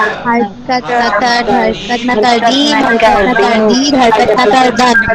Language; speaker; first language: Persian; non-native, learner; Urdu